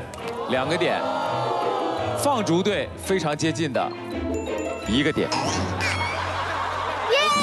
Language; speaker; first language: Chinese; native; Chinese